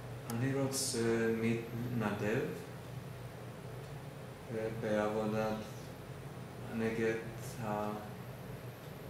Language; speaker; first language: Hebrew; non-native, learner; Finnish